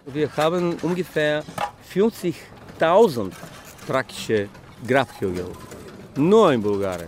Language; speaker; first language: German; non-native, fluent; Bulgarian